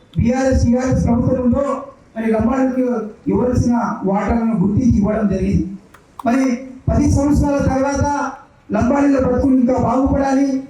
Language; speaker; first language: Telugu; non-native, local second language; Lambadi